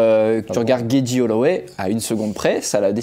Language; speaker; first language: French; native; French